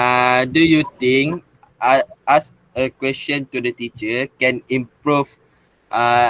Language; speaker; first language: English; non-native, local second language; Malay